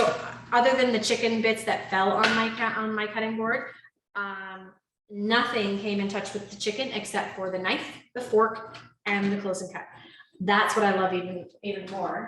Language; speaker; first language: English; native; English